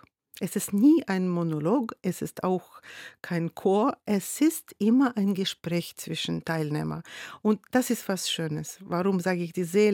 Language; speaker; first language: German; non-native, fluent; Russian